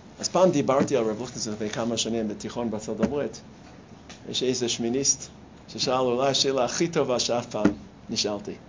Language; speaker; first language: Hebrew; non-native, fluent; English